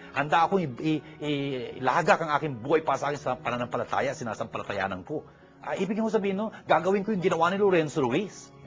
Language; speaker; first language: Filipino; native; Filipino